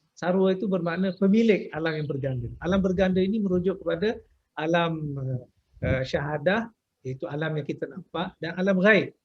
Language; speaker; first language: Malay; native; Malay